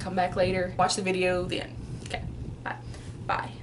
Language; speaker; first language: English; native; English